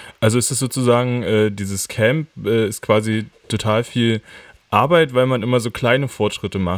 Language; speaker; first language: German; native; German